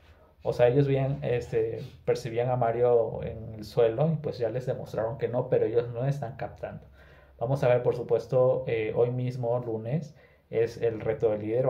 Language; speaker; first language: Spanish; native; Spanish